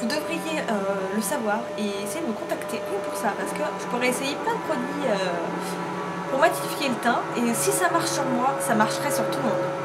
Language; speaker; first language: French; native; French